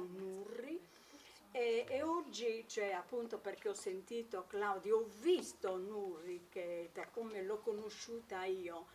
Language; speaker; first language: Italian; native; Italian